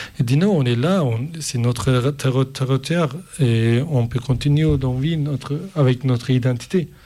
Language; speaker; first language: French; non-native, learner; Kurdish